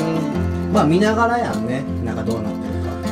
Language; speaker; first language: Japanese; native; Japanese